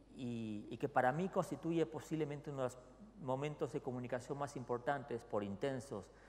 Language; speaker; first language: Spanish; native; Spanish